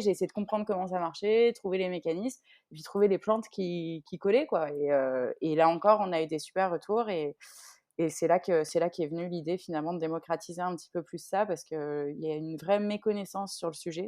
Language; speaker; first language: French; native; French